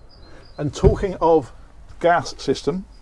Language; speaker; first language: English; native; English